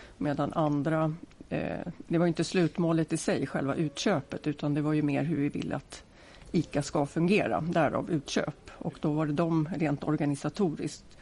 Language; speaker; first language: Swedish; native; Swedish